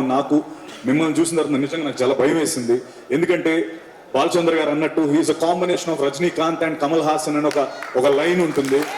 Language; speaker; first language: Telugu; native; Telugu